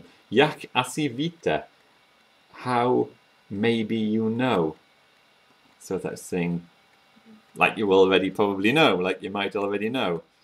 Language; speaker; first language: English; native; English